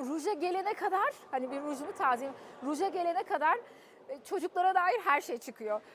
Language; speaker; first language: Turkish; early bilingual, heritage; Turkish